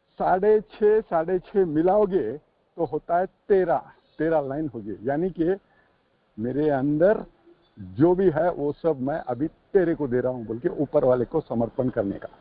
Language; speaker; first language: Hindi; non-native, local second language; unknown